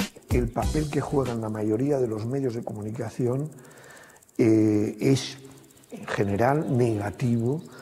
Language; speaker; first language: Spanish; non-native, local second language; Catalan